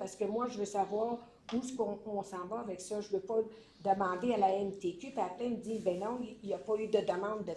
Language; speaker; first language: French; native; French